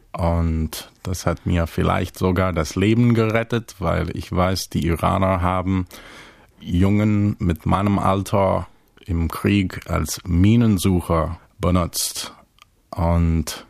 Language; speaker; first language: German; non-native, fluent; English